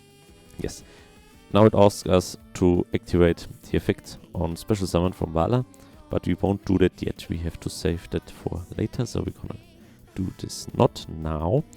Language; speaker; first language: English; non-native, fluent; German